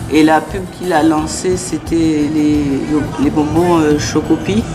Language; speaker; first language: French; native; French